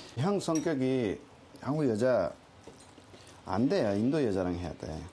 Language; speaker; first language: Korean; non-native, fluent; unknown